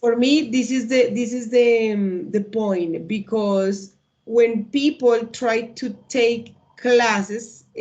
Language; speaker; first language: English; non-native, learner; Spanish